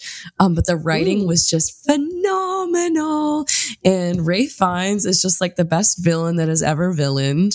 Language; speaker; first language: English; native; English